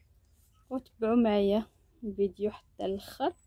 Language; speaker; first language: Arabic; native; Arabic